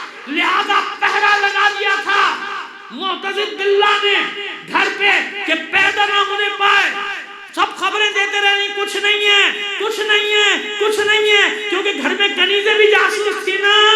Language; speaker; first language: Urdu; native; Urdu